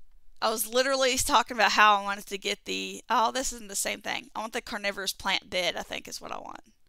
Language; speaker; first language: English; native; English